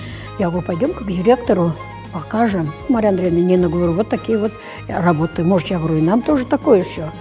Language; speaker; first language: Russian; non-native, local second language; Chuvash